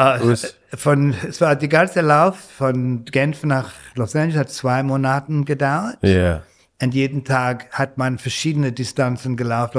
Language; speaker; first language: German; non-native, fluent; English